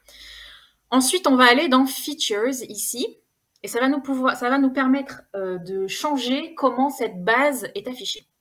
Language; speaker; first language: French; native; French